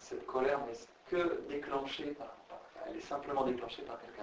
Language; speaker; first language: French; native; French